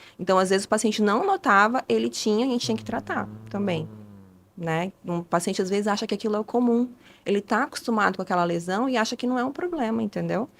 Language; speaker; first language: Portuguese; early bilingual, other home language; Spanish